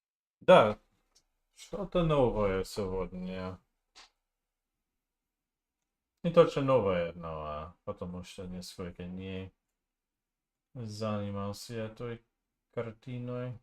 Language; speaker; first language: Russian; non-native, learner; English